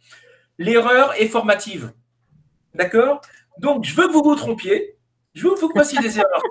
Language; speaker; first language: French; native; French